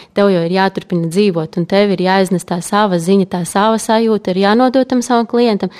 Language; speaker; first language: Latvian; native; Latvian